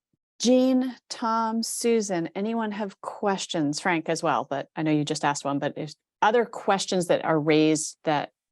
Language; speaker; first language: English; native; English